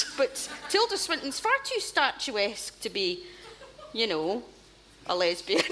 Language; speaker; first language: English; native; English